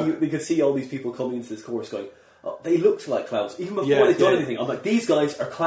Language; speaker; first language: English; native; English